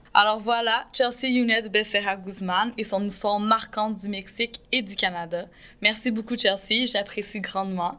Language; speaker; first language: French; native; French